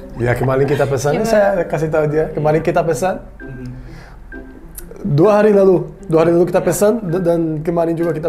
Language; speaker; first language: Indonesian; non-native, learner; Portuguese